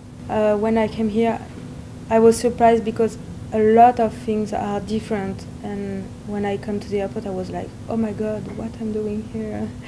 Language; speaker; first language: English; non-native, learner; French